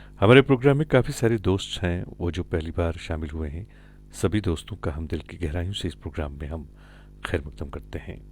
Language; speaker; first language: Hindi; non-native, local second language; Kashmiri